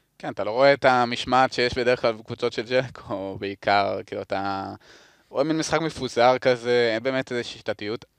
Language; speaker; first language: Hebrew; native; Hebrew